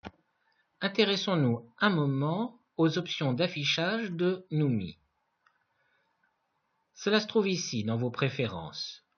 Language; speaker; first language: French; native; French